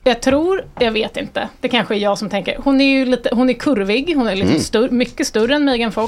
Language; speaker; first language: Swedish; native; Swedish